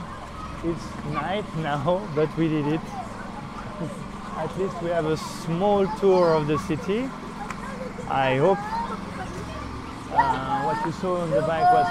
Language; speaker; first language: English; non-native, fluent; French